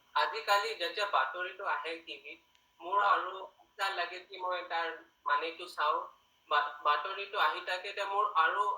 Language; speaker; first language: Assamese; non-native, learner; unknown